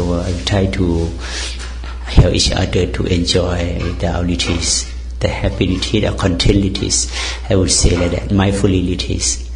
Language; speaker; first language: English; non-native, learner; Thai